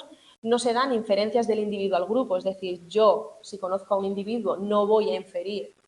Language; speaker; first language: Spanish; native; Spanish